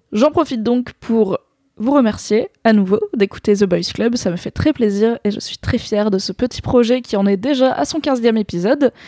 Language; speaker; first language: French; native; French